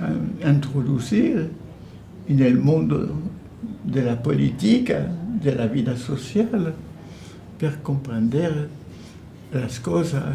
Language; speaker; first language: Spanish; non-native, fluent; French